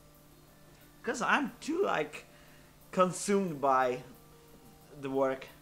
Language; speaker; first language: English; non-native, fluent; Polish